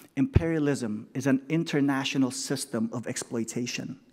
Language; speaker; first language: English; non-native, local second language; Filipino